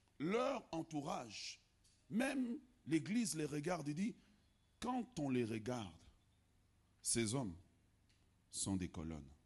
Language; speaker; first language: French; non-native, local second language; Lingala